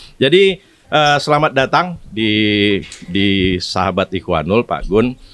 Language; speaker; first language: Indonesian; native; Indonesian